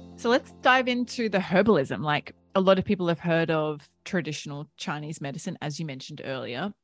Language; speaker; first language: English; native; English